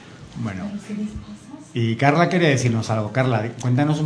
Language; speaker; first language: Spanish; native; Spanish